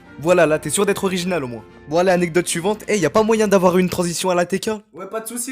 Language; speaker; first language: French; native; French